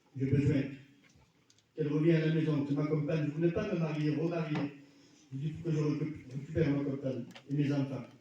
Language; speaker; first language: French; early bilingual, other home language; Arabic